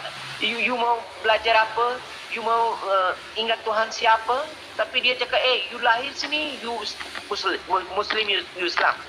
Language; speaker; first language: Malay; non-native, learner; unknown